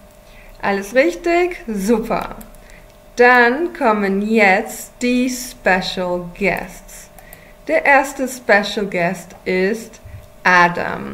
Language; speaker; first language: German; non-native, fluent; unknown